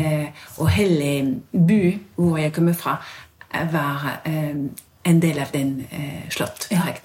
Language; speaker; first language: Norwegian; non-native, fluent; French